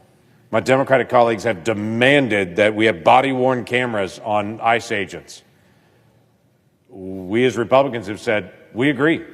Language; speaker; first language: English; native; English